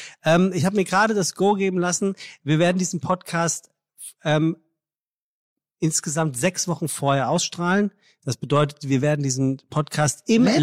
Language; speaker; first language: German; native; German